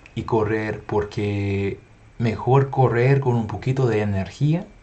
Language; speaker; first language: Spanish; non-native, fluent; English